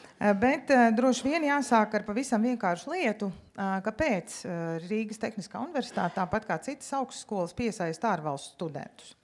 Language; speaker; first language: Latvian; native; Latvian